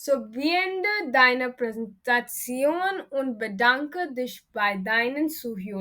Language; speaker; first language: German; non-native, learner; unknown